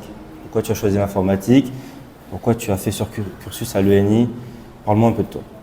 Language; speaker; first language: French; non-native, local second language; Malagasy